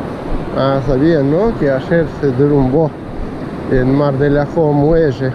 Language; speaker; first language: Spanish; non-native, fluent; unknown